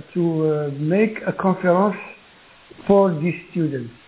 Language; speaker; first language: English; non-native, learner; Arabic